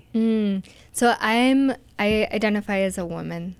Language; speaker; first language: English; native; English